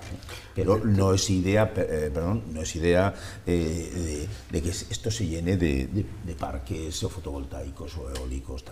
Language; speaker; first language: Spanish; native; Spanish